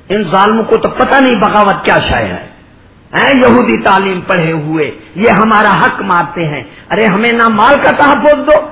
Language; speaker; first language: Urdu; non-native, local second language; Punjabi